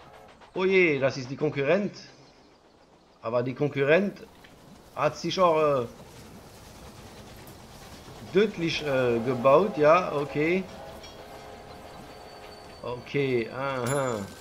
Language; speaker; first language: German; non-native, learner; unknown